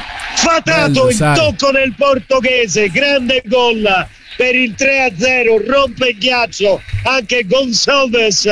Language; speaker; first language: Italian; native; Italian